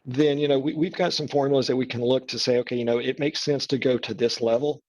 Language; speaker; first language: English; native; English